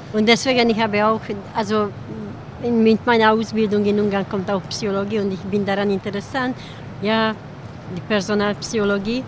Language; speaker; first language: German; non-native, learner; Hungarian